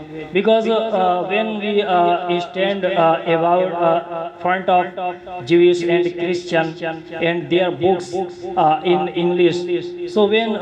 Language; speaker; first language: English; non-native, learner; Urdu